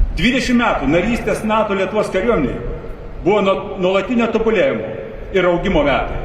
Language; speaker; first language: Lithuanian; native; Lithuanian